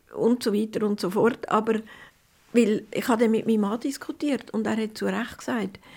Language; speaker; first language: German; native; German